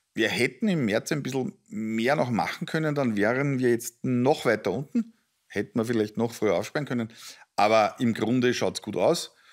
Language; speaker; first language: German; native; German